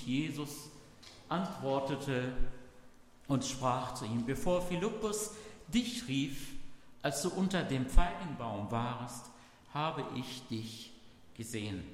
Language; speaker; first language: German; non-native, fluent; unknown